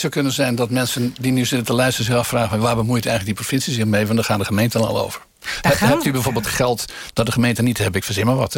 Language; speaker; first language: Dutch; native; Dutch